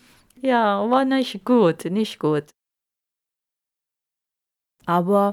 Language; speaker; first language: German; non-native, learner; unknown